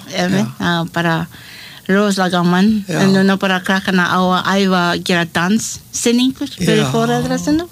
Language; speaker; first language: Icelandic; non-native, learner; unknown